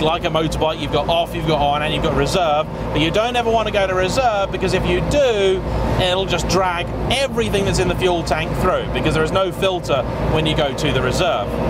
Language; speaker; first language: English; native; English